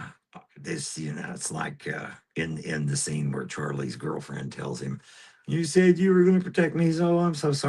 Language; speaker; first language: English; native; English